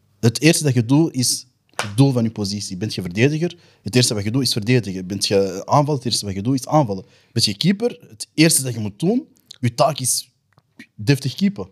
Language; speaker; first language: Dutch; native; Dutch